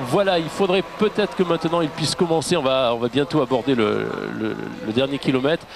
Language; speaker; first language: French; native; French